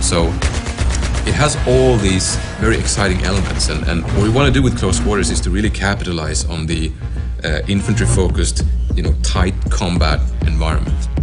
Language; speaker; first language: English; non-native, fluent; Swedish